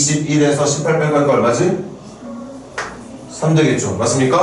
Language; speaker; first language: Korean; native; Korean